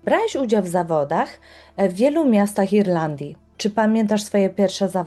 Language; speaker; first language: Polish; native; Polish